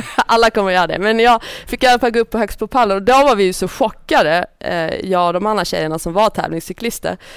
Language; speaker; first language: Swedish; native; Swedish